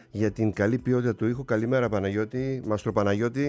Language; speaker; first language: Greek; native; Greek